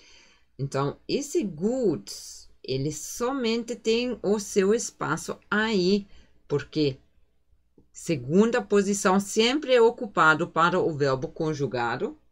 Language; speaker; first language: Portuguese; non-native, fluent; German